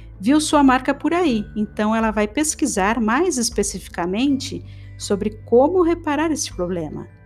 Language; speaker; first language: Portuguese; native; Portuguese